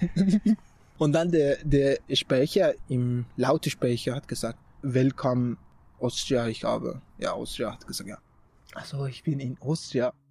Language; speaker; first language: German; non-native, fluent; Persian